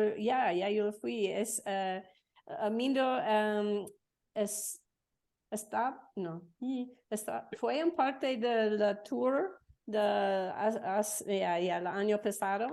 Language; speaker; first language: Spanish; non-native, learner; English